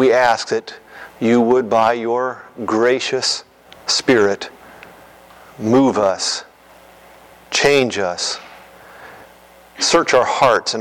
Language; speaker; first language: English; native; English